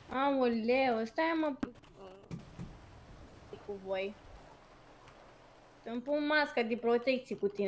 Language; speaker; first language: Romanian; native; Romanian